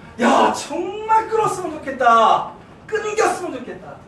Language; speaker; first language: Korean; native; Korean